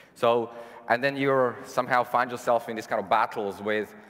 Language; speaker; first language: English; non-native, fluent; Serbian